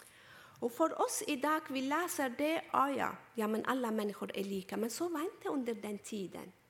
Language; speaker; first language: Swedish; non-native, fluent; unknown